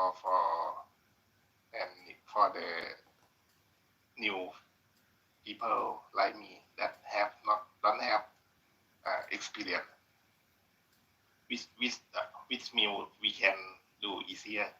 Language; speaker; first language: English; non-native, learner; Thai